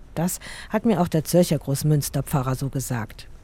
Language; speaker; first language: German; native; German